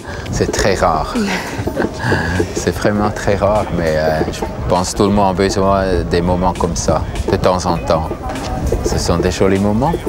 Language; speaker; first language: French; non-native, learner; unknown